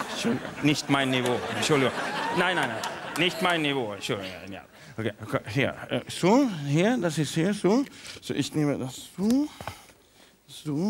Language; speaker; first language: German; non-native, learner; Swedish